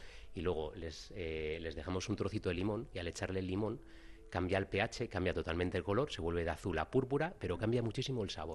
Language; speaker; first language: Spanish; native; Spanish